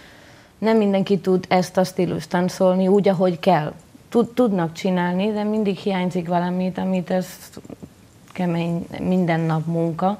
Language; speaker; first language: Hungarian; non-native, learner; Spanish